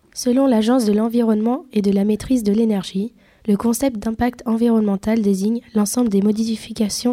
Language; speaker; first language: French; native; French